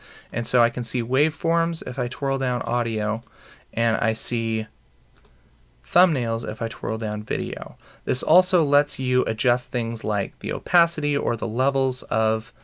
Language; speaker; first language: English; native; English